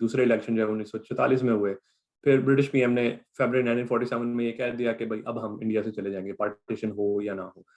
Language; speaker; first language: Urdu; non-native, local second language; Punjabi